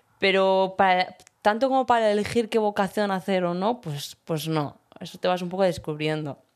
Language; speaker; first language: Spanish; early bilingual, other home language; Berber languages